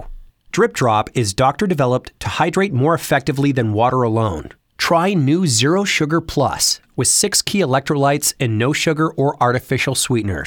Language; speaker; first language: English; native; English